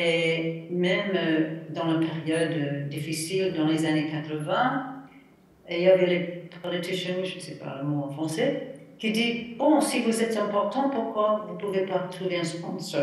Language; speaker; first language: French; non-native, fluent; English